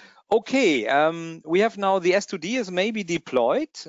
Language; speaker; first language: English; non-native, fluent; German